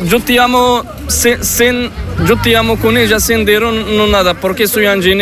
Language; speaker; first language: Spanish; non-native, learner; Arabic